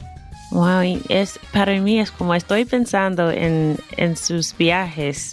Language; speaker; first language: Spanish; non-native, fluent; English